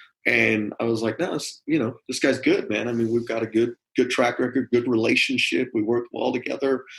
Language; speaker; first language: English; native; English